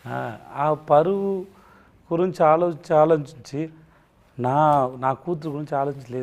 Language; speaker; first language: Telugu; non-native, learner; Tamil